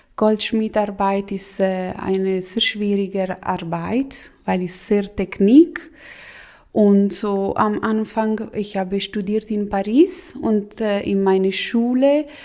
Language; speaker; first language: German; non-native, local second language; Italian